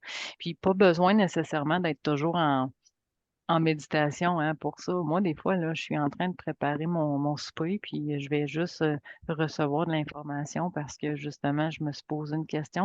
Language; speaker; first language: French; native; French